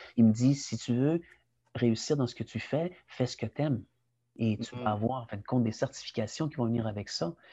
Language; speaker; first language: French; early bilingual, other home language; Spanish